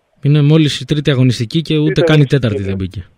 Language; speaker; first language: Greek; native; Greek